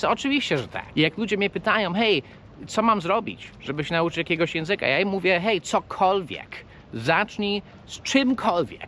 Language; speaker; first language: Polish; early bilingual, heritage; Polish